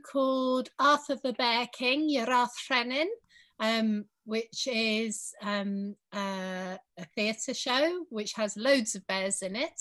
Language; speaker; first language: English; native; English